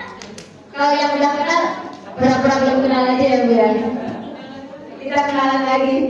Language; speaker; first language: Indonesian; native; Indonesian